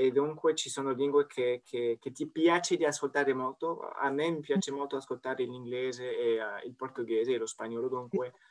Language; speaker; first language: Italian; non-native, fluent; French